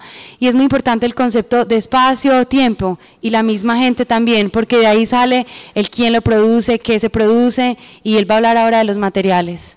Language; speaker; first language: Spanish; native; Spanish